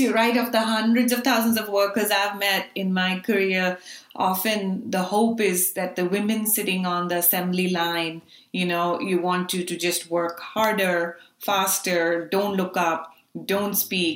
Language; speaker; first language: English; non-native, local second language; Urdu